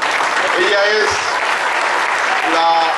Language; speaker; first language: Spanish; native; Spanish